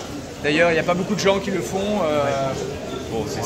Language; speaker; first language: French; native; French